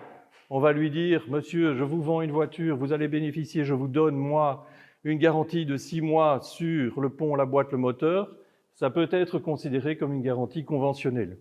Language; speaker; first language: French; native; French